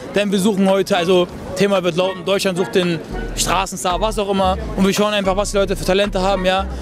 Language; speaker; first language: German; early bilingual, other home language; Turkish